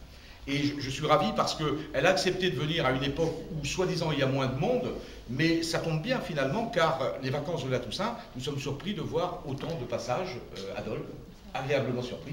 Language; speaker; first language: French; native; French